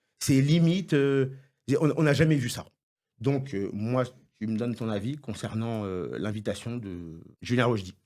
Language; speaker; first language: French; non-native, local second language; Haitian Creole